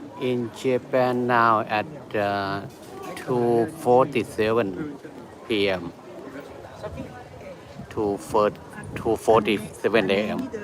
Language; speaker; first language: English; non-native, learner; Thai